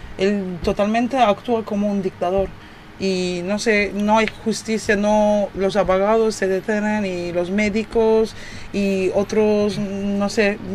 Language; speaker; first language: Spanish; non-native, learner; Turkish